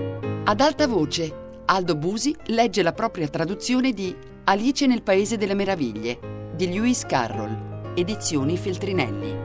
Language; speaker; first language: Italian; native; Italian